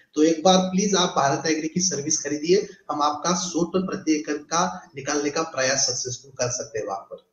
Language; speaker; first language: Hindi; non-native, local second language; Marathi